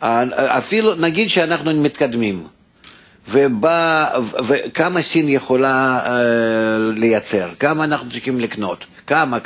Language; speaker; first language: Hebrew; non-native, fluent; Russian